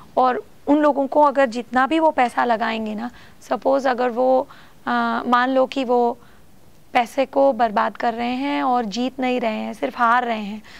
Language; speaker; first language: Hindi; non-native, local second language; Marathi